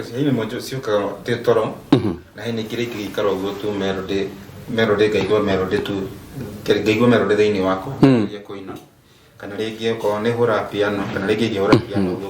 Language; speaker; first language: Kikuyu; native; Kikuyu